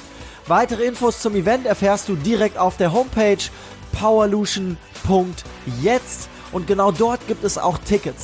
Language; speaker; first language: German; native; German